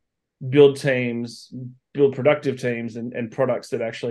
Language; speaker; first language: English; native; English